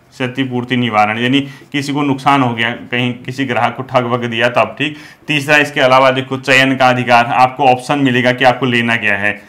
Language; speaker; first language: Hindi; native; Hindi